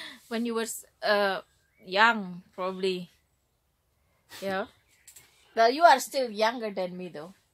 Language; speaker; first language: English; non-native, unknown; Indonesian